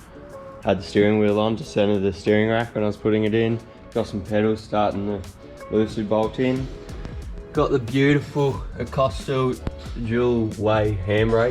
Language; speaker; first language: English; native; English